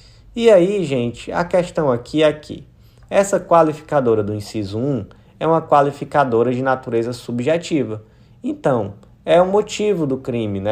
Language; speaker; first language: Portuguese; native; Portuguese